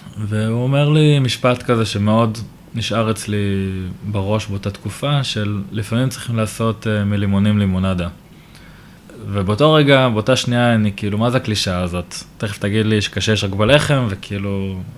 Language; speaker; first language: Hebrew; native; Hebrew